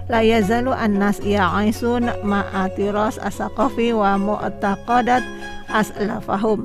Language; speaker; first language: Arabic; non-native, fluent; Indonesian